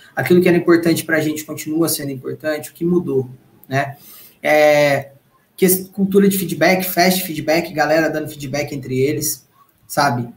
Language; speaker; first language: Portuguese; native; Portuguese